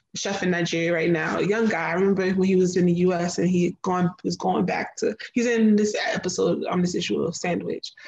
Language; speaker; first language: English; native; English